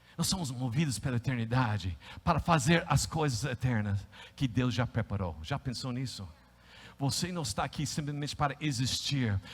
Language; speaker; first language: Portuguese; non-native, fluent; English